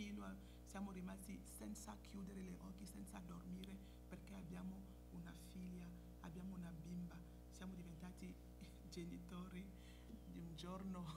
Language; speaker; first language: Italian; non-native, fluent; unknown